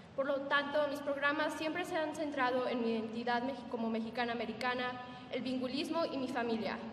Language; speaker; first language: Spanish; early bilingual, heritage; Spanish